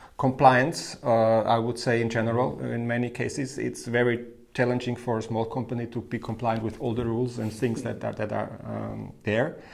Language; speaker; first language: English; non-native, fluent; German